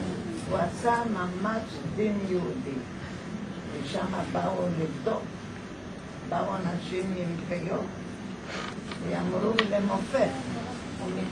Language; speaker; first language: Hebrew; non-native, fluent; Polish